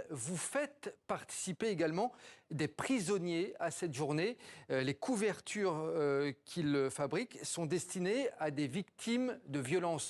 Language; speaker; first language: French; native; French